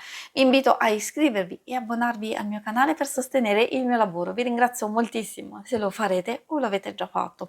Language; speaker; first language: Italian; native; Italian